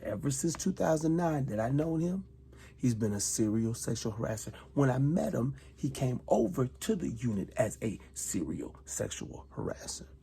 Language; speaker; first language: English; native; English